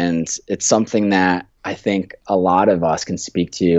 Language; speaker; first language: English; native; English